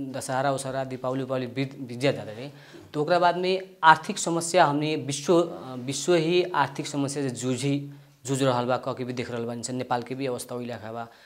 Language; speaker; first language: Bhojpuri; native; Bhojpuri